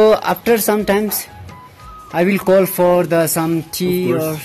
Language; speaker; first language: English; non-native, local second language; Ladakhi